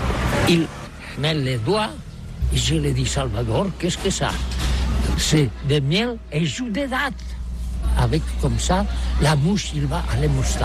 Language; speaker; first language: French; non-native, learner; Catalan